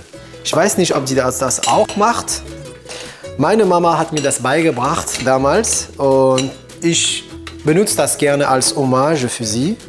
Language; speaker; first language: German; non-native, fluent; French